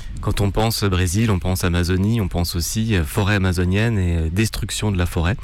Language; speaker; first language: French; native; French